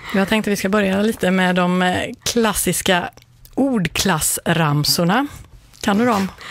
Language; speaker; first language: Swedish; native; Swedish